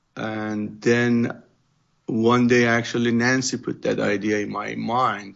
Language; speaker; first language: English; non-native, fluent; Persian